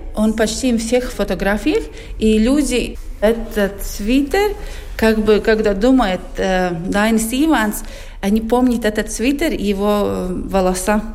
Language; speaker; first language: Russian; non-native, local second language; Latvian